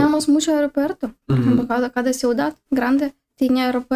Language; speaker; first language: Spanish; non-native, learner; Ukrainian